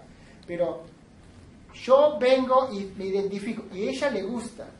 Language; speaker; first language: Spanish; native; Spanish